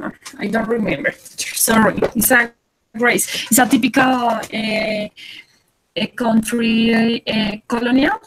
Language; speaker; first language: English; non-native, learner; Spanish